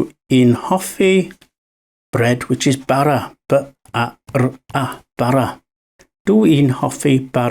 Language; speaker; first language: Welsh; non-native, learner; English